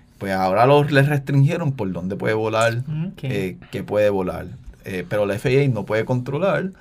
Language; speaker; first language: Spanish; native; Spanish